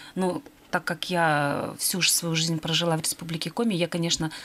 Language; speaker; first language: Russian; native; Russian